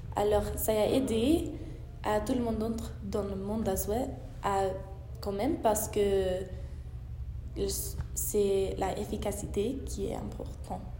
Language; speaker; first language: French; non-native, learner; English